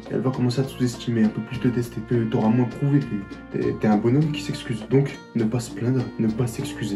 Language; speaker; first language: French; native; French